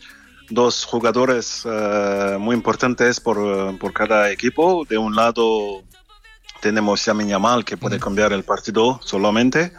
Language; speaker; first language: Spanish; non-native, fluent; French